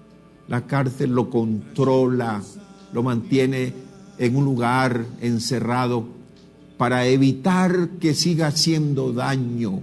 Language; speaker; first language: Spanish; native; Spanish